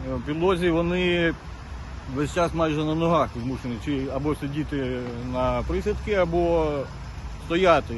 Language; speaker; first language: Ukrainian; native; Ukrainian